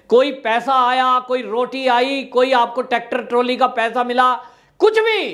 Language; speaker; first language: Hindi; native; Hindi